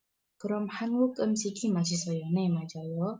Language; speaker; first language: Korean; non-native, fluent; Indonesian